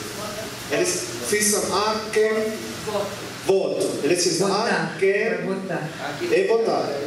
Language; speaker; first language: Portuguese; non-native, learner; German